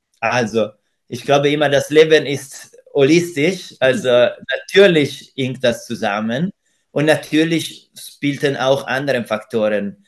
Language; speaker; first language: German; non-native, fluent; Italian